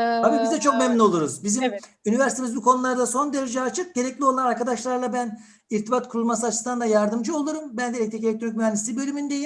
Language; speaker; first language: Turkish; native; Turkish